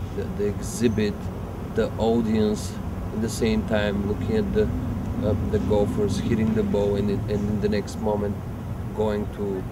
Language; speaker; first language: English; non-native, fluent; Bulgarian